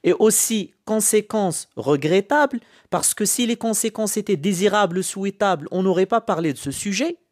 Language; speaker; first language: French; non-native, local second language; Arabic